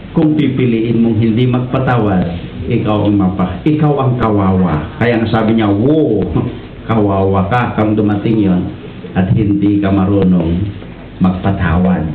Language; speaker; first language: Filipino; non-native, local second language; Iloko